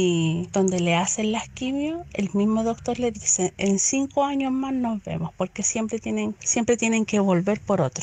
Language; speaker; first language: Spanish; native; Spanish